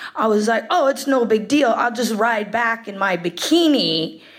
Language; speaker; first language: English; native; English